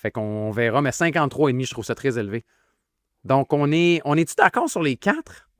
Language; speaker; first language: French; native; French